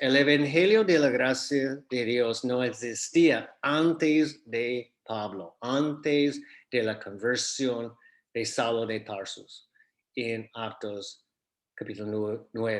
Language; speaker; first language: Spanish; non-native, fluent; English